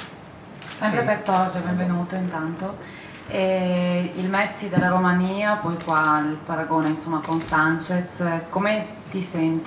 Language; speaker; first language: Italian; native; Italian